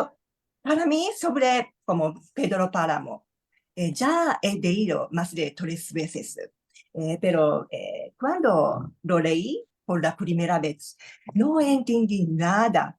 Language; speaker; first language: Spanish; non-native, learner; Japanese